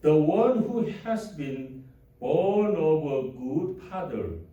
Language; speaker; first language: English; non-native, learner; Korean